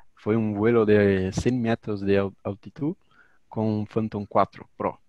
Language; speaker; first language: Spanish; non-native, learner; Portuguese